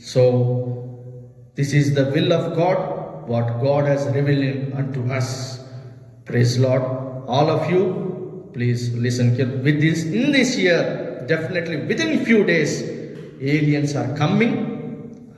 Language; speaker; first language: English; non-native, local second language; Telugu